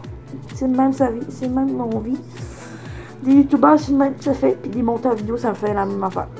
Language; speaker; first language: French; native; French